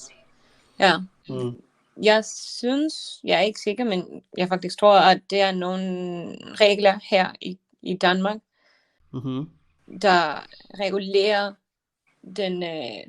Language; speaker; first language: Danish; non-native, learner; Spanish